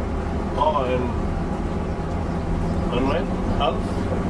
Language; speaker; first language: English; non-native, learner; Spanish